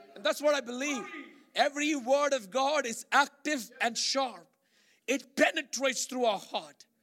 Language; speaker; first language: English; non-native, local second language; Malayalam